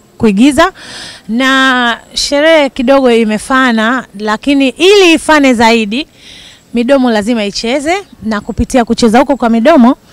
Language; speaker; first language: Swahili; native; Swahili